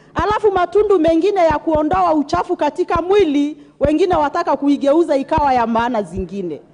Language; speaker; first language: Swahili; non-native, local second language; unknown